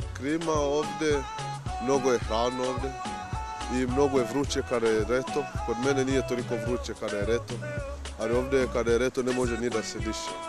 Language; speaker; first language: Bosnian; non-native, learner; Swahili